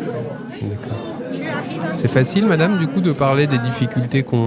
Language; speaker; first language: French; native; French